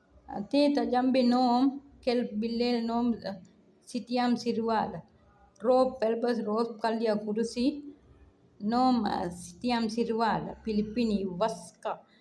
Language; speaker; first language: Arabic; non-native, learner; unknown